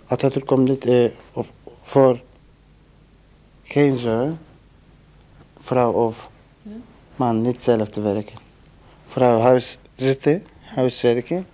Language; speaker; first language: Dutch; non-native, learner; Turkish